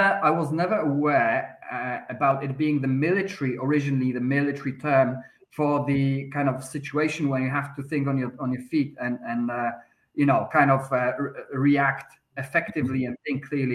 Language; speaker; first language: English; non-native, fluent; Polish